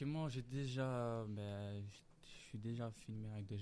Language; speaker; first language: French; non-native, learner; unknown